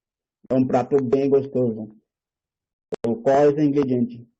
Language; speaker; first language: Portuguese; non-native, learner; Haitian Creole